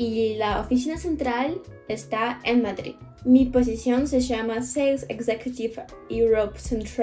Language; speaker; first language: Spanish; non-native, fluent; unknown